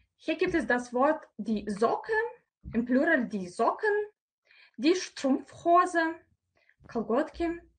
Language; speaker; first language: German; non-native, fluent; Russian